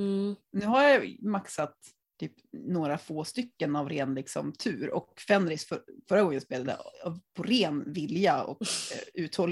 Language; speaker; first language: Swedish; native; Swedish